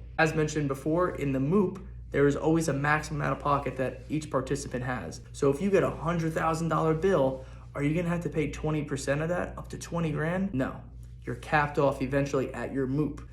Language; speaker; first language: English; native; English